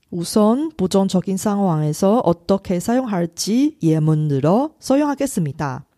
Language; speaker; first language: Korean; non-native, local second language; Chinese